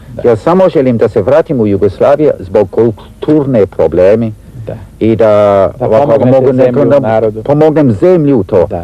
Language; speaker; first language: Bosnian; early bilingual, heritage; Serbian